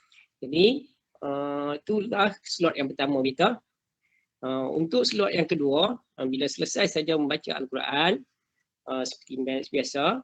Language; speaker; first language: Malay; native; Malay